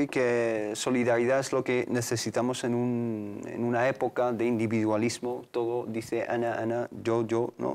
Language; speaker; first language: Spanish; native; Spanish